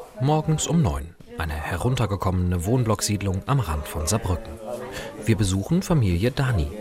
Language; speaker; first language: German; native; German